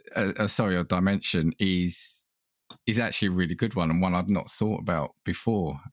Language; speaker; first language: English; early bilingual, other home language; Italian